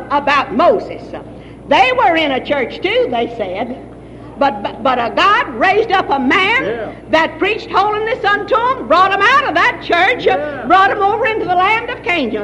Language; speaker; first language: English; native; English